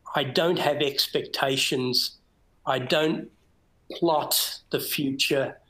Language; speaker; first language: English; native; English